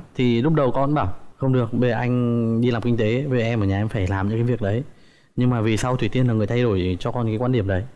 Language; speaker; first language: Vietnamese; native; Vietnamese